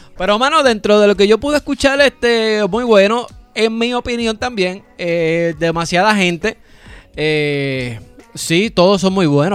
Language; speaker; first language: Spanish; native; Spanish